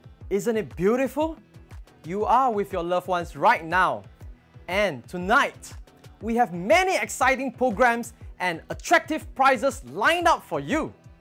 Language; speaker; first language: English; non-native, local second language; Chinese